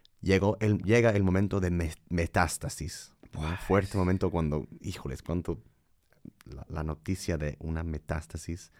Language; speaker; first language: Spanish; non-native, fluent; English